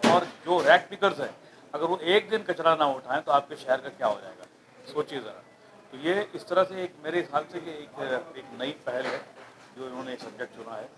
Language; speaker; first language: Hindi; native; Hindi